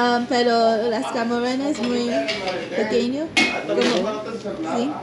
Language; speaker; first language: Spanish; non-native, learner; English